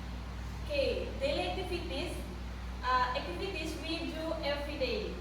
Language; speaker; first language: English; non-native, learner; Indonesian